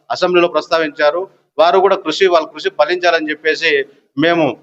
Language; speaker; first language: Telugu; non-native, local second language; Lambadi